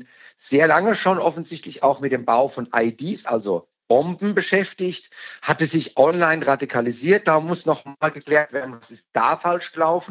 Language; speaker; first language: German; native; German